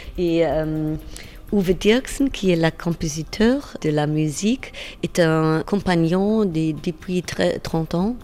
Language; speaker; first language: French; non-native, fluent; German